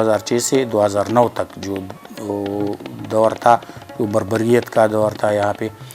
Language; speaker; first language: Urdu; non-native, local second language; Pashto